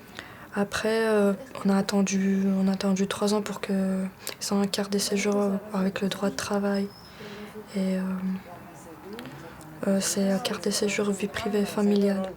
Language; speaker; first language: French; early bilingual, other home language; Georgian